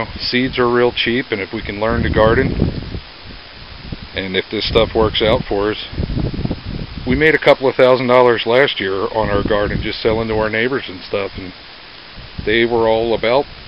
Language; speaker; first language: English; native; English